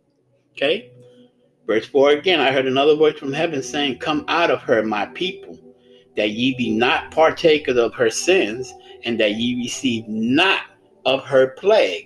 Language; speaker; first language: English; native; English